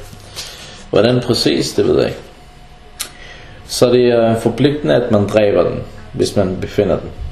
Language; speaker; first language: Danish; non-native, fluent; Arabic